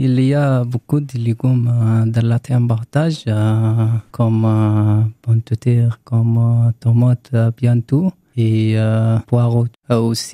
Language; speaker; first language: French; non-native, learner; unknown